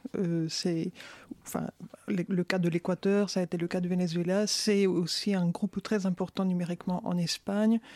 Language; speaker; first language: French; non-native, fluent; Spanish